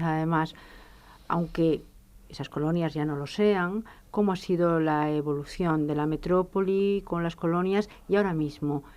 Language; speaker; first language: Spanish; native; Spanish